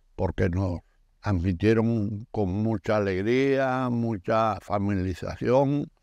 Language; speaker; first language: Spanish; native; Spanish